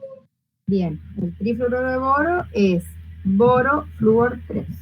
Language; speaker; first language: Spanish; native; Spanish